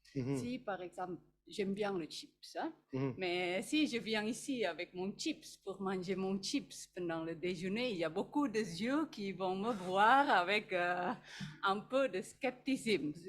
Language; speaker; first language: French; non-native, fluent; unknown